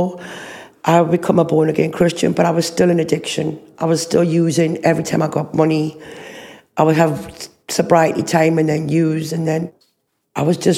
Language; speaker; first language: English; native; English